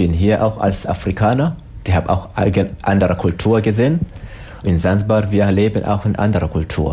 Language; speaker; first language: German; non-native, learner; Swahili